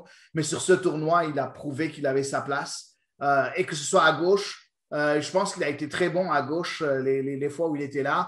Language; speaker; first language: French; native; French